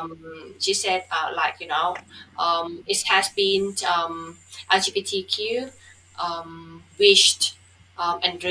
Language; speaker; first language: English; non-native, fluent; Thai